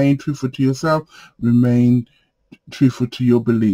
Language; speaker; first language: English; native; English